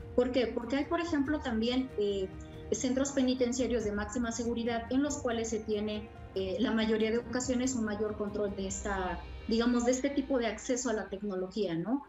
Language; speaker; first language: Spanish; native; Spanish